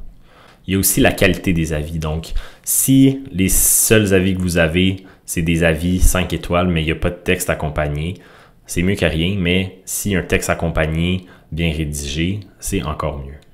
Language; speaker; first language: French; native; French